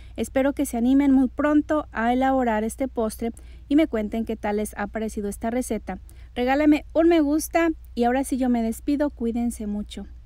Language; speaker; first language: Spanish; native; Spanish